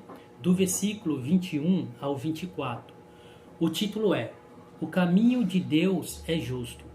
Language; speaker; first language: Portuguese; native; Portuguese